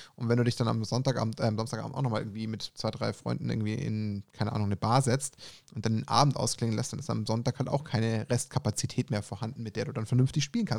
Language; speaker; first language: German; native; German